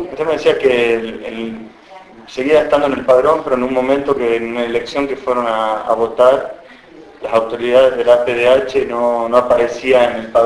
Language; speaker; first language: Spanish; native; Spanish